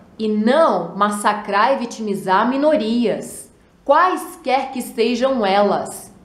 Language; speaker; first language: Portuguese; native; Portuguese